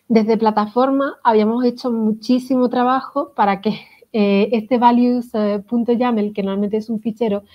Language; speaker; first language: Spanish; native; Spanish